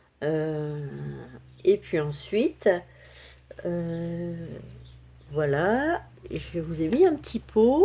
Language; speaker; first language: French; native; French